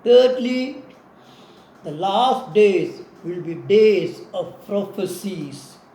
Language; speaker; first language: English; non-native, local second language; Tamil